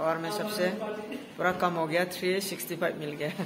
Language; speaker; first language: Hindi; non-native, local second language; Kok Borok